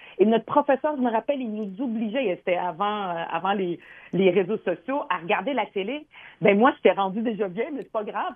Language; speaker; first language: French; early bilingual, other home language; Arabic